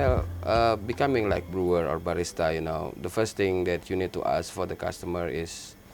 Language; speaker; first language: English; non-native, learner; Indonesian